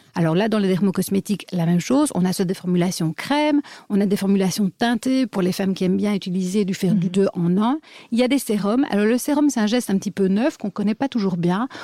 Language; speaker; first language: French; native; French